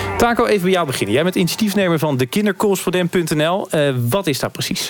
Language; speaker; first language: Dutch; native; Dutch